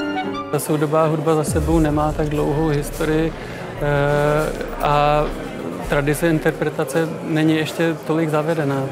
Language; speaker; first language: Czech; non-native, fluent; Japanese